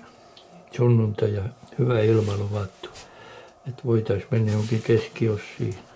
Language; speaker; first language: Finnish; native; Finnish